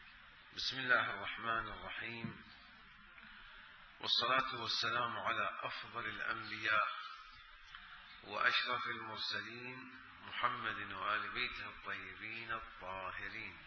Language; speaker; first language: Arabic; native; Arabic